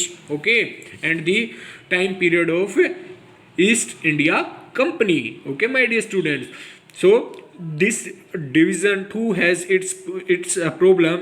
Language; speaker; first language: English; non-native, local second language; Hindi